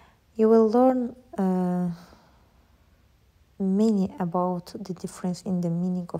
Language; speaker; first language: English; non-native, fluent; Azerbaijani